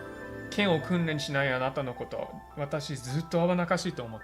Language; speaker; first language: Japanese; non-native, fluent; English